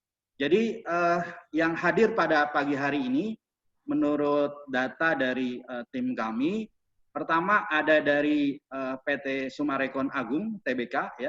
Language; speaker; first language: Indonesian; native; Indonesian